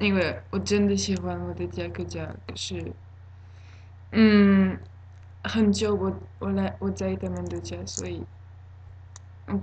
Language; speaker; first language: Chinese; non-native, learner; French